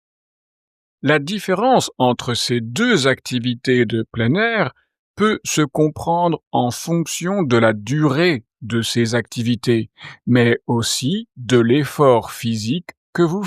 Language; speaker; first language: French; native; French